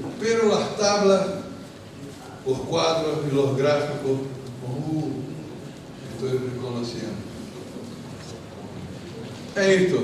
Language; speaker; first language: Spanish; non-native, fluent; Portuguese